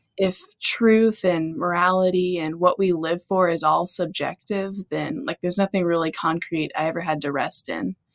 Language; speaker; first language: English; native; English